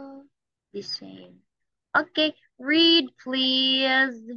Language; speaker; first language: English; non-native, fluent; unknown